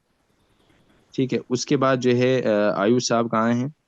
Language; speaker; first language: Hindi; native; Hindi